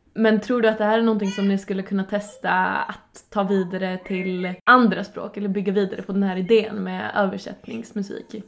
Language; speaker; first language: Swedish; native; Swedish